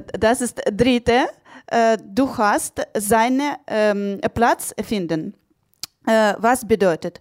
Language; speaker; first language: German; non-native, learner; Ukrainian